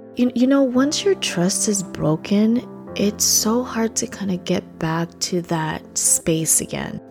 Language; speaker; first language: English; early bilingual, other home language; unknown